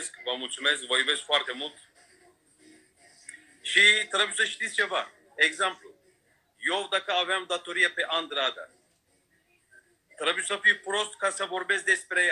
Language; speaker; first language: Romanian; non-native, fluent; Turkish